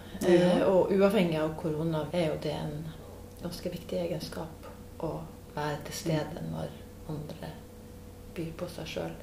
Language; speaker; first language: Norwegian; native; Norwegian